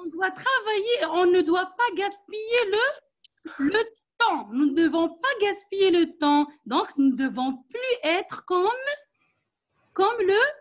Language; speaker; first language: French; non-native, local second language; Arabic